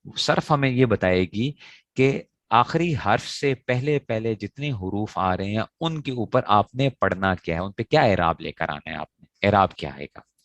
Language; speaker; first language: Urdu; non-native, local second language; Pashto